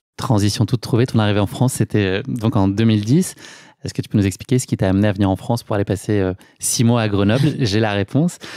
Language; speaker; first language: French; native; French